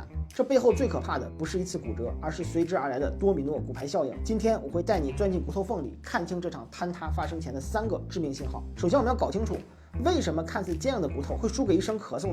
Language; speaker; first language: Chinese; native; Chinese